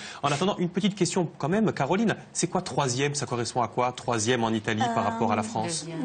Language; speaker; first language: French; native; French